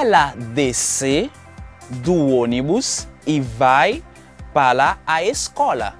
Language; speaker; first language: Portuguese; non-native, fluent; Haitian Creole